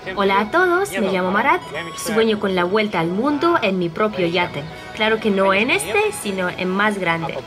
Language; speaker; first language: Spanish; non-native, learner; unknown